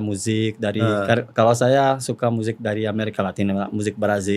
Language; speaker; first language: Indonesian; non-native, fluent; Portuguese